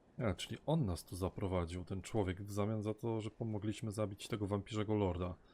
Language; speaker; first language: Polish; native; Polish